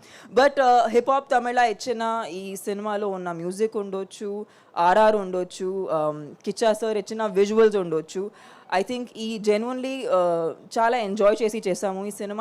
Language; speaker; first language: Telugu; non-native, local second language; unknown